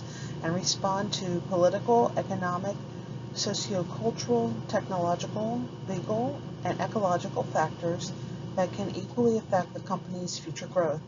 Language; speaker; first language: English; native; English